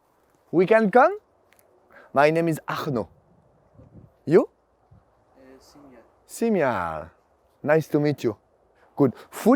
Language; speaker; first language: English; non-native, fluent; French